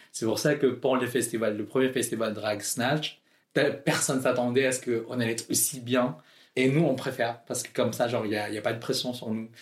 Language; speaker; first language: French; non-native, fluent; Filipino